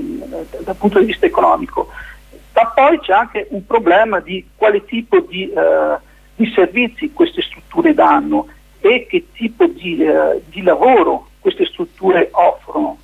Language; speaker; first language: Italian; native; Italian